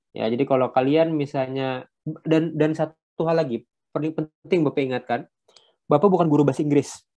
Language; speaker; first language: Indonesian; non-native, local second language; Banjar